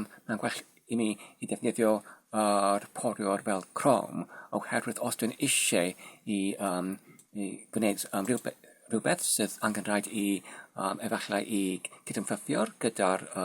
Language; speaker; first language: Welsh; non-native, learner; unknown